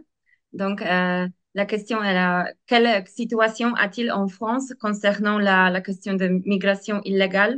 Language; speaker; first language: French; non-native, learner; Polish